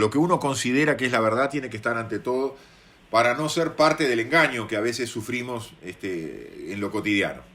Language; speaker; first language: Spanish; native; Spanish